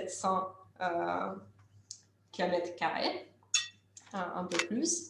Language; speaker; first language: French; non-native, fluent; Russian